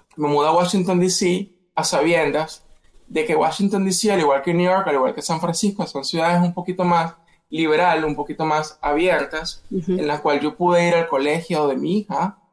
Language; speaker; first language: Spanish; native; Spanish